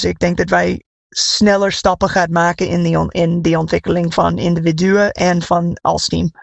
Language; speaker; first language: Dutch; non-native, fluent; English